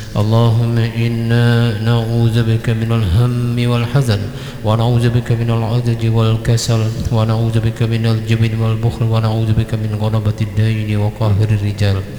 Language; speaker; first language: Arabic; non-native, fluent; Malay